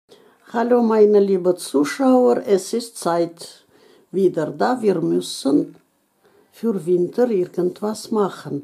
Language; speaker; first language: German; non-native, local second language; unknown